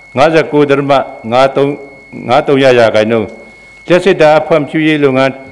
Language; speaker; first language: Burmese; non-native, local second language; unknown